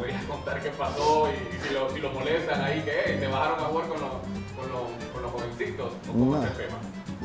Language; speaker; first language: Spanish; native; Spanish